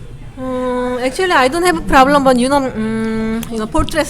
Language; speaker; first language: English; non-native, learner; Korean